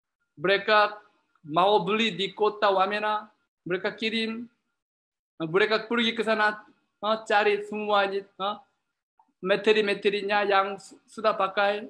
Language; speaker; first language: Indonesian; non-native, learner; Korean